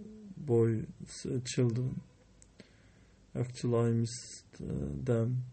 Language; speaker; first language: English; non-native, learner; Turkish